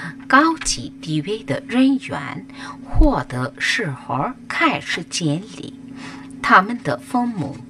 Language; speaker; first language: Chinese; non-native, fluent; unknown